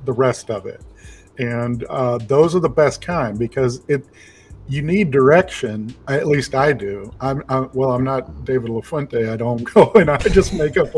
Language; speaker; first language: English; native; English